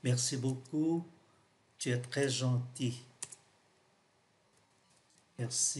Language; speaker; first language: French; non-native, fluent; Vietnamese